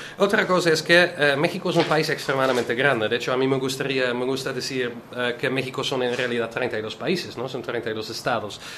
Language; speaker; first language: Spanish; non-native, fluent; Dutch